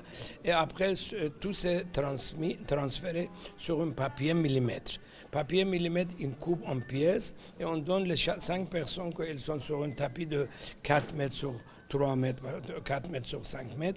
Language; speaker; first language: French; non-native, fluent; Persian